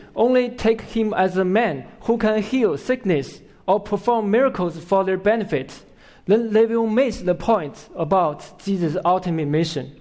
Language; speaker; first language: English; non-native, fluent; Chinese